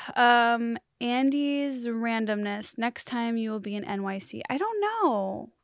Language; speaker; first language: English; native; English